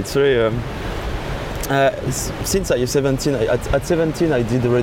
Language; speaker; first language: English; non-native, learner; French